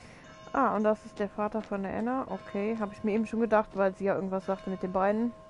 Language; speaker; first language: German; native; German